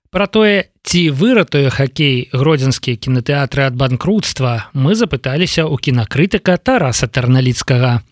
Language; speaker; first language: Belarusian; native; Belarusian